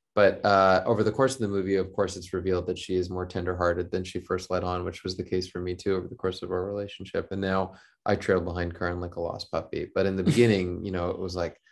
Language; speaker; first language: English; early bilingual, other home language; Hindi